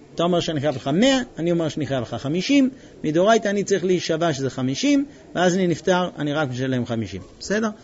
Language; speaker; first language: Hebrew; non-native, fluent; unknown